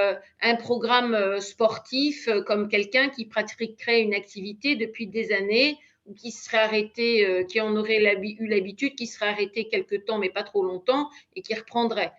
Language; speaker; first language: French; native; French